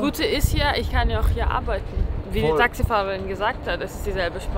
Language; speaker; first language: German; early bilingual, other home language; Persian